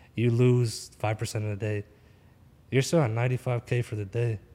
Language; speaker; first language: English; native; English